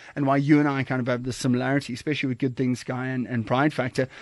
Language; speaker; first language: English; native; English